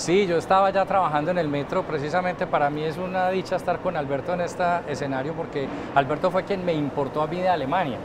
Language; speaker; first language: Spanish; native; Spanish